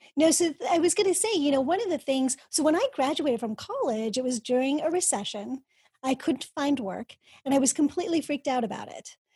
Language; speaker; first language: English; early bilingual, other home language; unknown